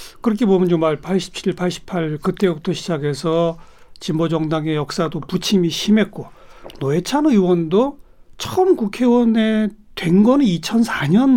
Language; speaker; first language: Korean; native; Korean